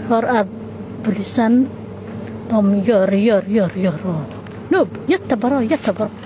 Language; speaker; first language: Swedish; non-native, learner; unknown